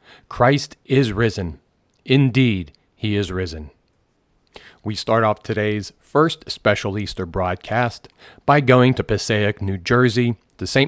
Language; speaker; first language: English; native; English